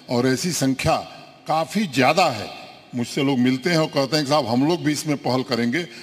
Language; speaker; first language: Hindi; native; Hindi